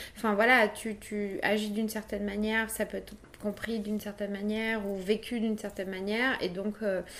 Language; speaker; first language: French; early bilingual, other home language; Polish